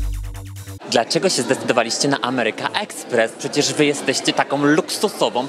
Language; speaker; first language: Polish; native; Polish